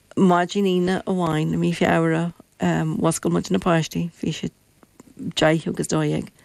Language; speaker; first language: Irish; non-native, local second language; English